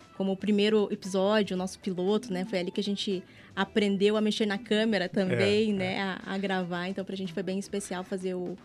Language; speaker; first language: Portuguese; native; Portuguese